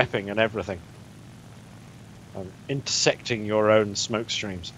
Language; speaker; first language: English; native; English